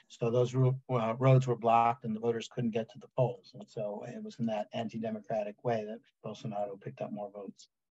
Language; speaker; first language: English; native; English